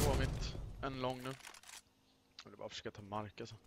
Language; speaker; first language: Swedish; native; Swedish